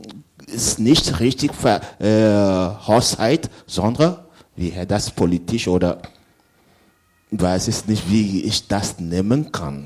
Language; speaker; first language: German; non-native, learner; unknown